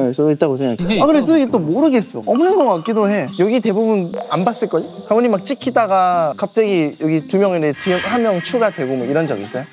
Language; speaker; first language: Korean; non-native, fluent; Thai